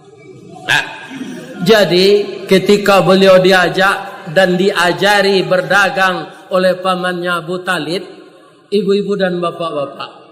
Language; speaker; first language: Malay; non-native, local second language; Minangkabau